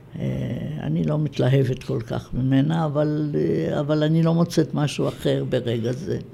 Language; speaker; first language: Hebrew; native; Hebrew